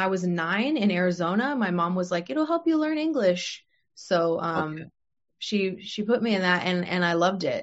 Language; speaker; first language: English; early bilingual, other home language; French